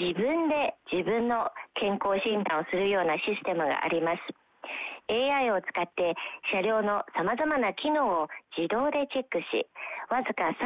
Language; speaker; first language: Japanese; non-native, fluent; Chinese